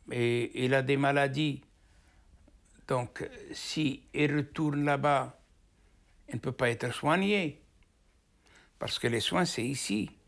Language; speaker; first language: French; non-native, local second language; Arabic